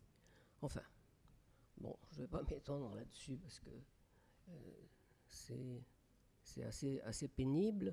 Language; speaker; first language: French; native; French